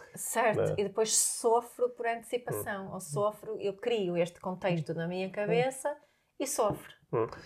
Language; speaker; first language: Portuguese; non-native, fluent; Swedish